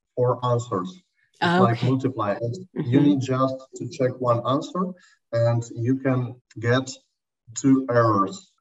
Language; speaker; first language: English; non-native, learner; Russian